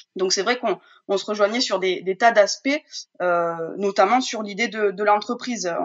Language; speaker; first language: French; native; French